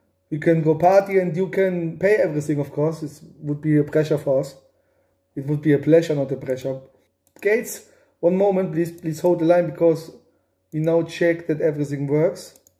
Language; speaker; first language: English; non-native, learner; German